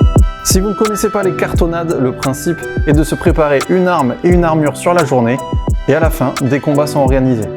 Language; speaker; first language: French; native; French